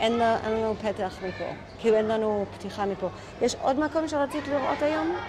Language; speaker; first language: Hebrew; native; Hebrew